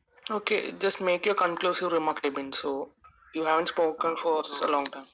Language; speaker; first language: English; non-native, local second language; Malayalam